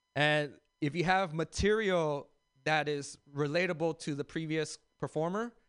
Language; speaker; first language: English; native; English